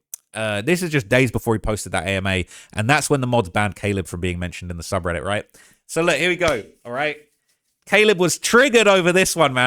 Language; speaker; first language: English; native; English